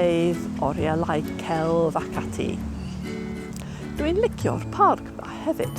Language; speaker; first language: Welsh; non-native, fluent; English